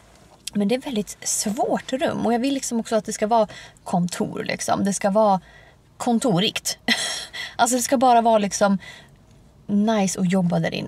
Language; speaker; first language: Swedish; native; Swedish